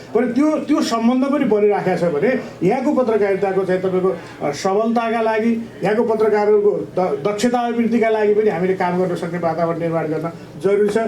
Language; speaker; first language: Nepali; native; Nepali